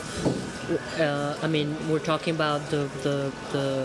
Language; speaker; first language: English; non-native, fluent; Spanish